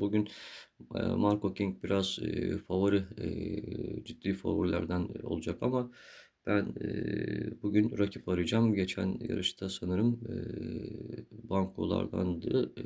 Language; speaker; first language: Turkish; native; Turkish